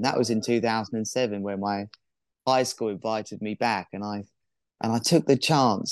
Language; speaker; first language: English; native; English